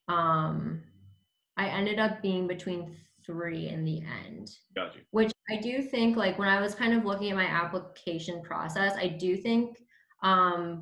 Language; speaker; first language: English; native; English